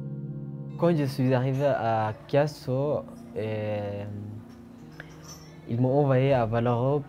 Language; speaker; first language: French; non-native, fluent; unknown